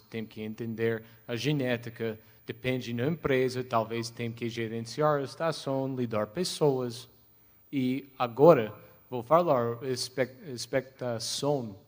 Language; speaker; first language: Portuguese; non-native, fluent; English